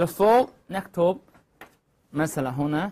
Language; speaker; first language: Arabic; non-native, learner; Chinese